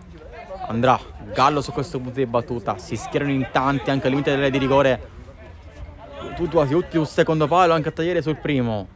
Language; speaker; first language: Italian; native; Italian